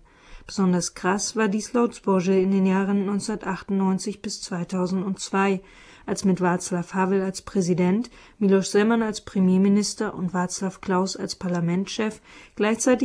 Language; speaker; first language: German; native; German